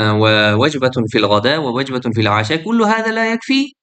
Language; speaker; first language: Arabic; non-native, fluent; Uzbek